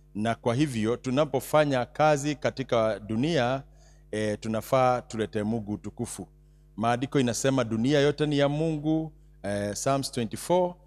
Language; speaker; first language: Swahili; non-native, local second language; Kikuyu